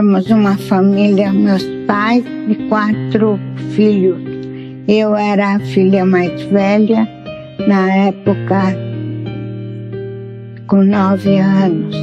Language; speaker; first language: Portuguese; non-native, fluent; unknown